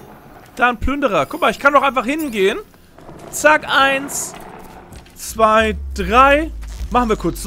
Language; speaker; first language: German; native; German